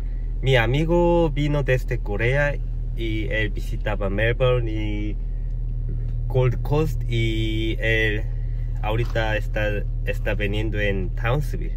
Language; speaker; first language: Spanish; non-native, learner; Korean